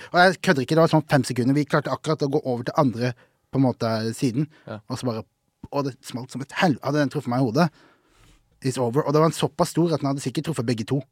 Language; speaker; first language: Norwegian; early bilingual, other home language; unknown